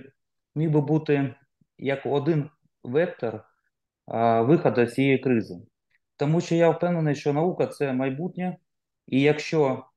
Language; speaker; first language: Ukrainian; non-native, local second language; Russian